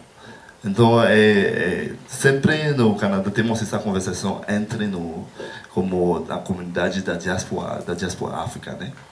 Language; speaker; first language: Portuguese; non-native, learner; Haitian Creole